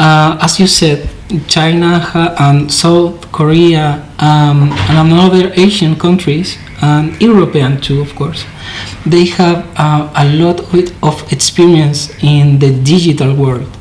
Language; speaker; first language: English; non-native, fluent; Spanish